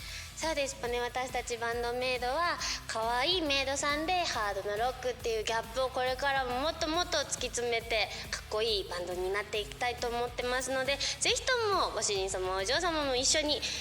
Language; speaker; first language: Japanese; native; Japanese